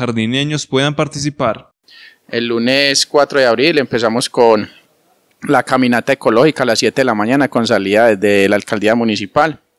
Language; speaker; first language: Spanish; native; Spanish